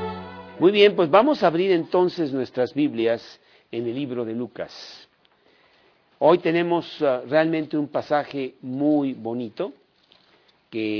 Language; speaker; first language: Spanish; native; Spanish